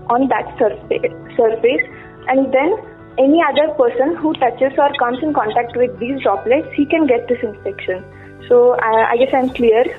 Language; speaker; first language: English; non-native, local second language; Kannada